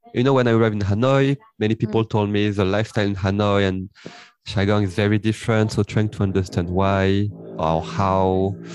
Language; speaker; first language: English; early bilingual, heritage; French